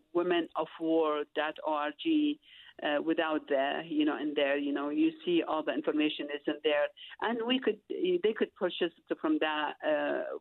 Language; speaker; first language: English; non-native, fluent; Arabic